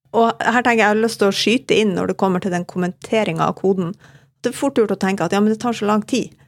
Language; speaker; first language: Norwegian; native; Norwegian